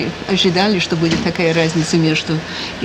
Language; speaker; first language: Russian; non-native, fluent; English